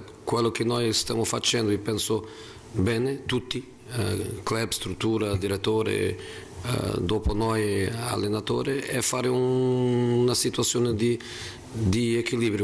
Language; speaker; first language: Italian; non-native, fluent; Portuguese